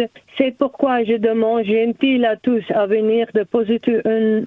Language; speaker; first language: French; non-native, learner; German